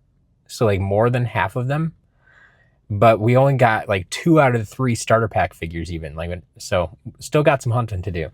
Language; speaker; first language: English; native; English